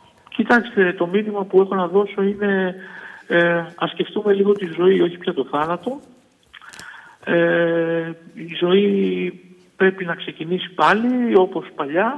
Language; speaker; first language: Greek; native; Greek